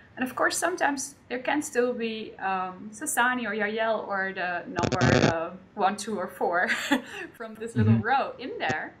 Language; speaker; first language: English; non-native, fluent; Dutch